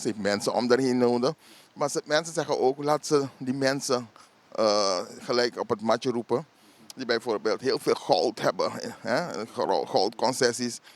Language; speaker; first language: Dutch; native; Dutch